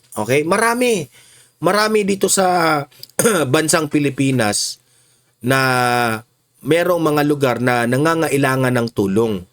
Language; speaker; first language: Filipino; non-native, local second language; Cebuano